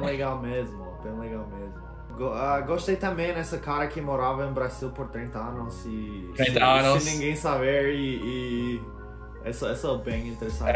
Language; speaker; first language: Portuguese; non-native, fluent; English